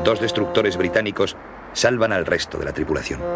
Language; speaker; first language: Spanish; native; Spanish